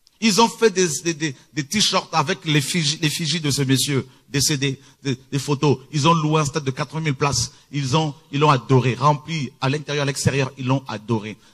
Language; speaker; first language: French; early bilingual, other home language; Lingala